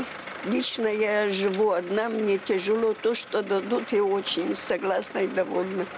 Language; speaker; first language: Russian; non-native, local second language; Gagauz